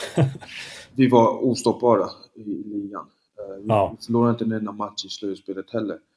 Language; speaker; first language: Swedish; early bilingual, other home language; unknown